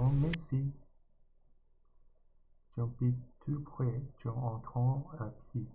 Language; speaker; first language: French; non-native, learner; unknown